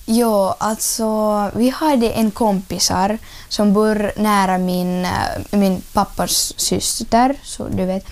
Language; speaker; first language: Swedish; non-native, learner; Russian